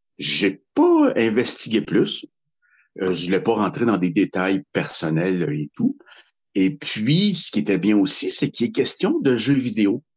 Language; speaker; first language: French; native; French